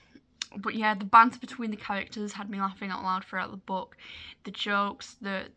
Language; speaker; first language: English; native; English